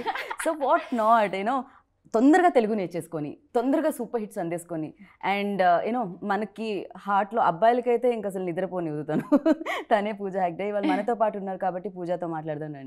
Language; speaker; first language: Telugu; native; Telugu